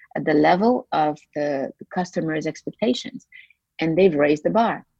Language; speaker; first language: English; non-native, fluent; French